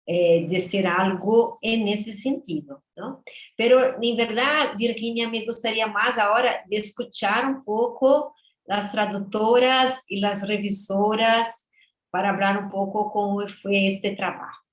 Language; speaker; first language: Spanish; non-native, fluent; Portuguese